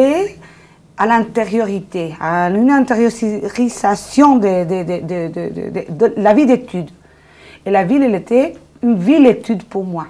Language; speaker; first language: French; non-native, fluent; Spanish